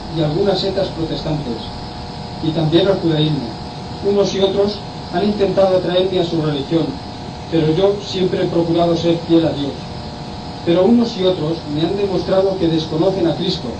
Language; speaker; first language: Spanish; non-native, local second language; Catalan